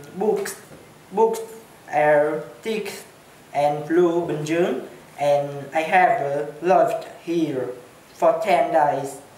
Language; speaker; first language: English; non-native, learner; Chinese